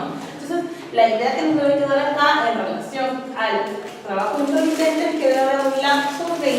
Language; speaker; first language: Spanish; native; Spanish